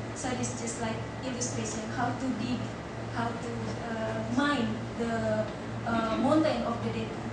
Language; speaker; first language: English; non-native, fluent; Indonesian